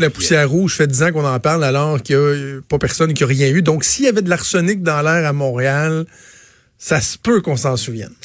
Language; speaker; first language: French; native; French